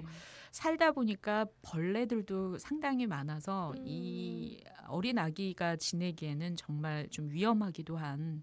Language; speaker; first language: Korean; native; Korean